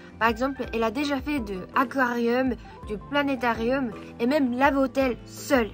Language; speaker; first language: French; non-native, fluent; Japanese